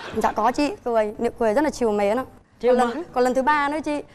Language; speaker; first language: Vietnamese; native; Vietnamese